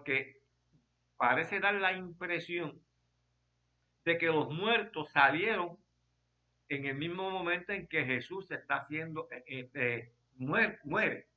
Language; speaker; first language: Spanish; native; Spanish